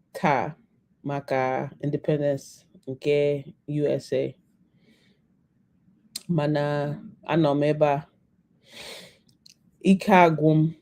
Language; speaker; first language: Igbo; non-native, learner; English